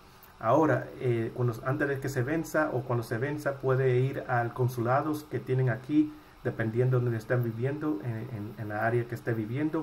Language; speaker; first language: Spanish; early bilingual, heritage; Spanish